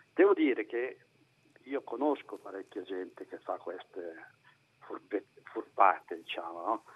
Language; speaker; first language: Italian; native; Italian